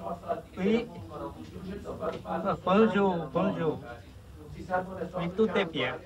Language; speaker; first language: French; non-native, learner; Chinese